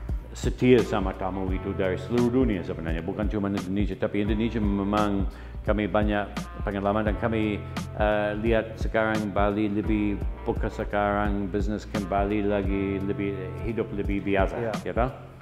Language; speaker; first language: Indonesian; non-native, fluent; English